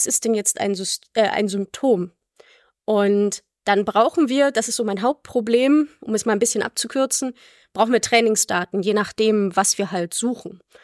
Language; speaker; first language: German; native; German